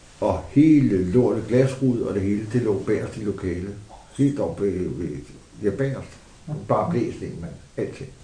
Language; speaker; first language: Danish; native; Danish